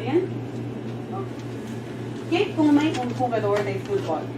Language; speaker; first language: Spanish; non-native, fluent; English